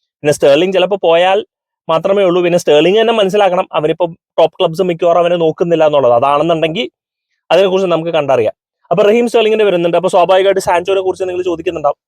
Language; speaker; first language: Malayalam; native; Malayalam